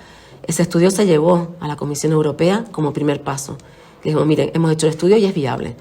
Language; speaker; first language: Spanish; native; Spanish